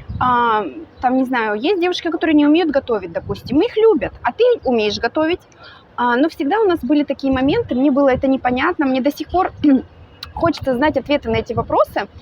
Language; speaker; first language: Russian; native; Russian